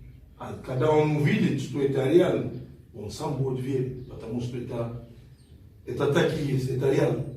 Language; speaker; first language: Russian; non-native, fluent; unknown